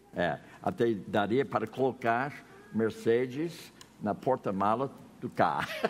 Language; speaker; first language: Portuguese; non-native, fluent; English